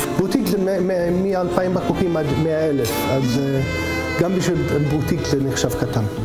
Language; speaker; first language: Hebrew; non-native, fluent; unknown